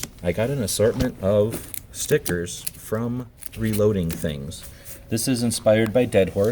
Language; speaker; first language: English; native; English